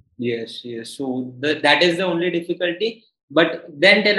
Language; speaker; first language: English; non-native, local second language; Hindi